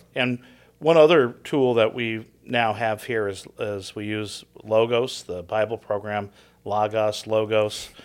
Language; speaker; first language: English; native; English